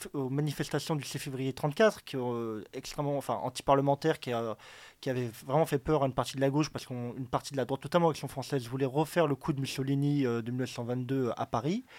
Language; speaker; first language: French; native; French